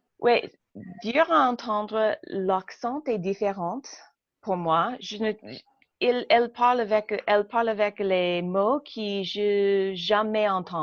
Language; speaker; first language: French; non-native, learner; English